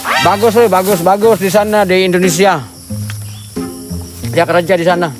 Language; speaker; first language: Indonesian; non-native, learner; Cebuano